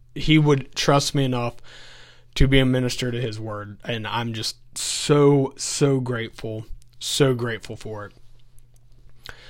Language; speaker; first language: English; native; English